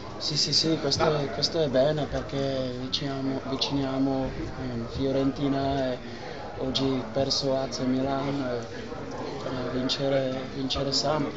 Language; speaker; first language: Italian; non-native, learner; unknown